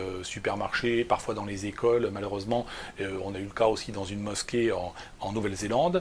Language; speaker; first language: French; native; French